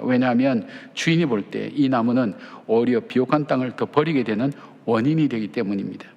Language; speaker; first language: Korean; native; Korean